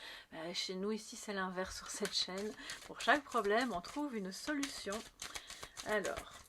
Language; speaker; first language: French; native; French